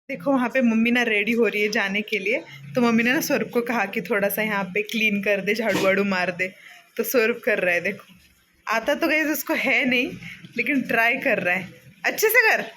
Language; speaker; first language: Hindi; non-native, local second language; Marathi